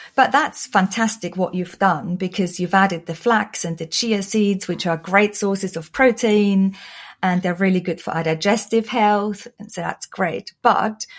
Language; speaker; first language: English; non-native, fluent; German